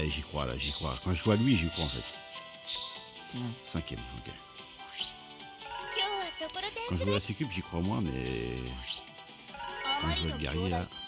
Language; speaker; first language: French; native; French